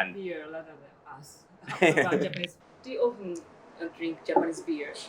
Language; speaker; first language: English; non-native, learner; Japanese